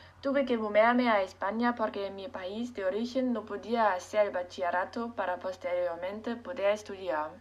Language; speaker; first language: Spanish; non-native, learner; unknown